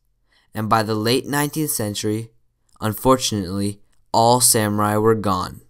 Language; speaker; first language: English; native; English